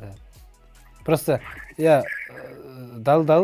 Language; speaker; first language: Russian; non-native, learner; Kazakh